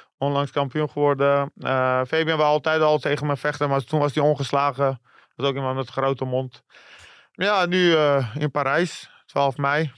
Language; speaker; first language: Dutch; early bilingual, other home language; Persian